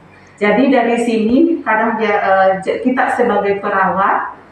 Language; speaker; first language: Indonesian; native; Indonesian